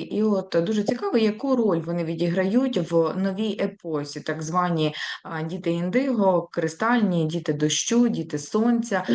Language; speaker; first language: Ukrainian; native; Ukrainian